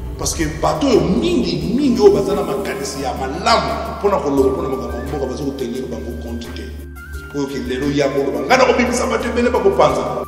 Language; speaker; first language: Lingala; non-native, local second language; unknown